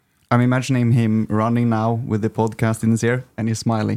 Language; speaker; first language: English; non-native, fluent; Norwegian